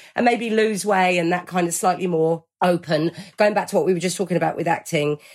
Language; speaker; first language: English; native; English